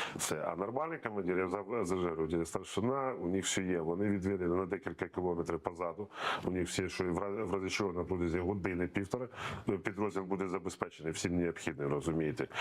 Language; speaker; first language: Ukrainian; non-native, local second language; Russian